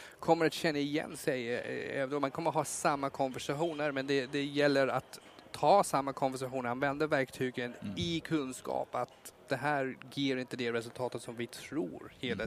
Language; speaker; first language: Swedish; non-native, fluent; English